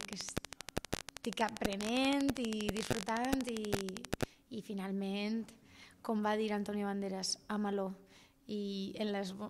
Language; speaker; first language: Catalan; non-native, local second language; Spanish